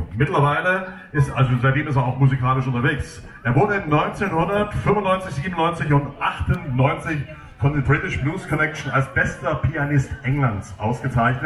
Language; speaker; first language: German; native; German